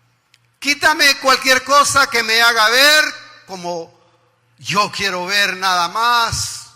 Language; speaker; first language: Spanish; native; Spanish